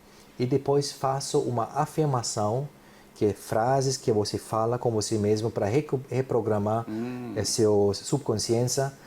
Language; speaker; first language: Portuguese; non-native, fluent; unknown